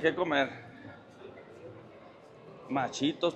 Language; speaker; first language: Spanish; native; Spanish